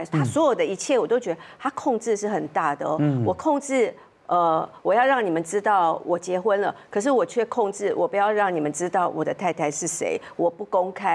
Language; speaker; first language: Chinese; native; Chinese